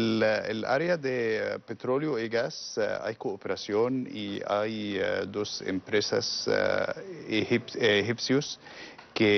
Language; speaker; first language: Spanish; non-native, learner; Arabic